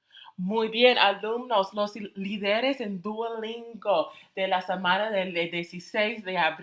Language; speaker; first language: Spanish; non-native, fluent; English